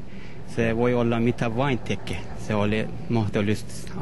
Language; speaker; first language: Finnish; non-native, learner; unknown